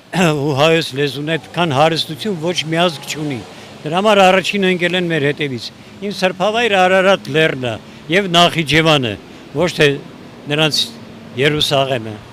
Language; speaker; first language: Armenian; native; Armenian